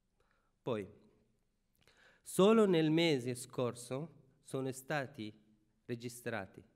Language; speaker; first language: Italian; non-native, fluent; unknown